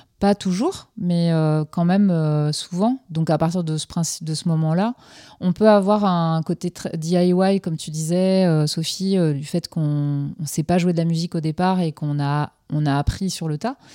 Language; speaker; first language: French; native; French